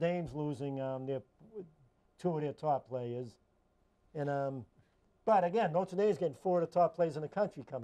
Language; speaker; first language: English; native; English